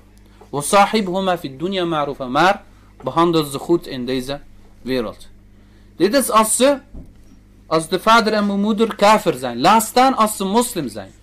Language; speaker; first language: Dutch; early bilingual, other home language; Turkish